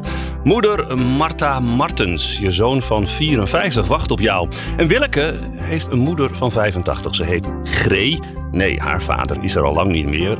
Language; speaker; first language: Dutch; native; Dutch